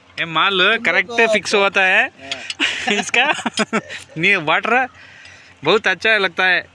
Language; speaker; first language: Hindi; non-native, learner; Kannada